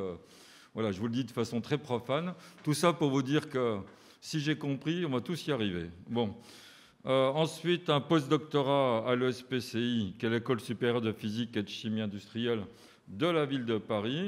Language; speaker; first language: French; native; French